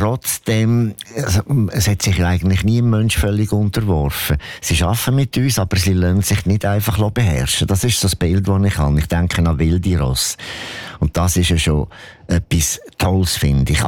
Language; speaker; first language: German; native; German